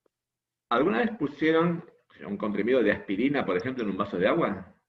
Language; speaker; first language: Spanish; native; Spanish